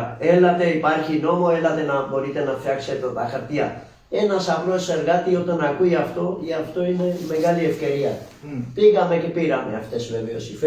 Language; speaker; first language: Greek; non-native, learner; Punjabi